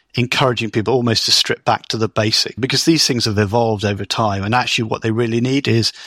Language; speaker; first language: English; native; English